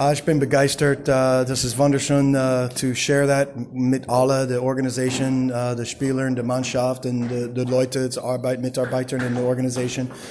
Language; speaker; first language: German; non-native, learner; English